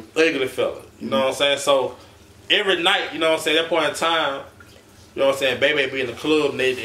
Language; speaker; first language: English; native; English